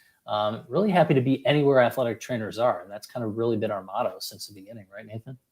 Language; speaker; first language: English; native; English